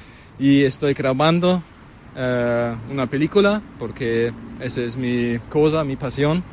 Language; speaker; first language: Spanish; non-native, learner; German